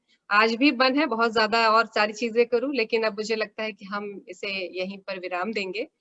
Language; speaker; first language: Hindi; native; Hindi